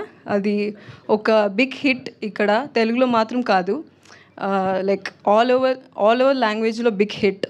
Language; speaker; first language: Telugu; non-native, local second language; Tamil